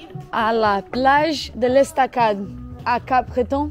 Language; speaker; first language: French; non-native, learner; Portuguese